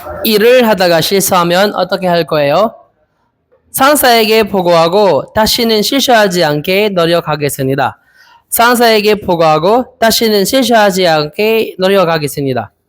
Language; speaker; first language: Korean; non-native, learner; Filipino